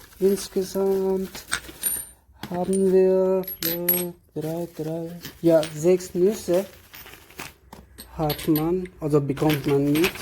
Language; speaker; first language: German; non-native, learner; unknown